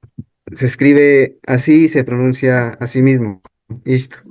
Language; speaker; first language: Spanish; non-native, local second language; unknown